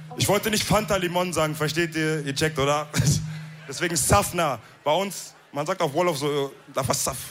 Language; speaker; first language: German; early bilingual, other home language; Wolof